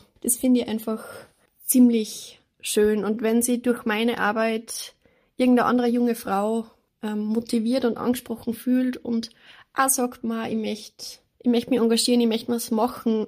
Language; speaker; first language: German; native; German